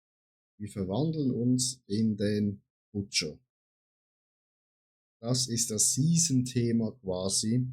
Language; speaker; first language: German; native; German